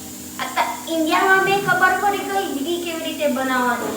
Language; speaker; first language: Gujarati; non-native, learner; Filipino